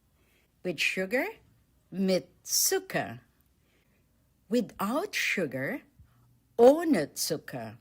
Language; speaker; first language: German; non-native, fluent; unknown